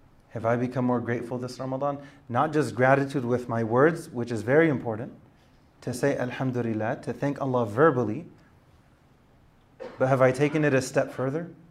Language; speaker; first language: English; native; English